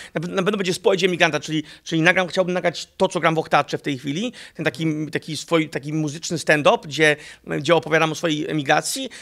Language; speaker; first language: Polish; early bilingual, heritage; Danish